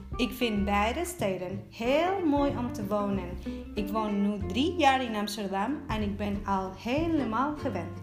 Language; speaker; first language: Dutch; non-native, fluent; Spanish